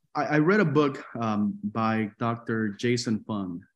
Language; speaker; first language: English; non-native, fluent; Spanish